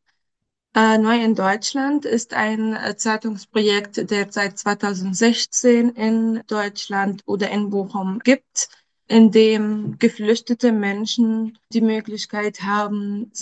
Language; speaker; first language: German; non-native, fluent; Arabic